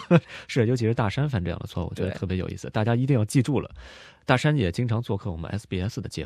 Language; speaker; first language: Chinese; native; Chinese